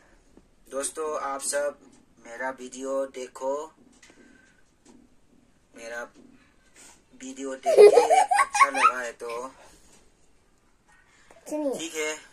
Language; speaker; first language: Hindi; non-native, local second language; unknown